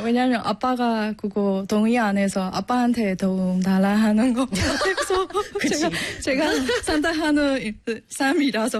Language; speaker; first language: Korean; non-native, learner; Burmese